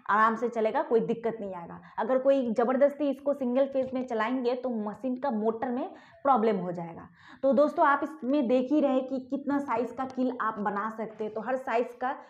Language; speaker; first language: Hindi; non-native, local second language; Bangla